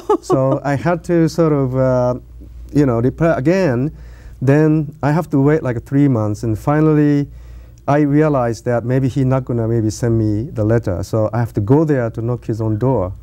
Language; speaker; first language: English; non-native, learner; Japanese